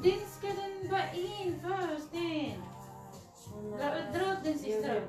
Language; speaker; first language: Swedish; non-native, learner; Cebuano